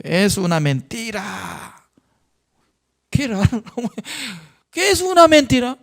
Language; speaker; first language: Spanish; non-native, fluent; Korean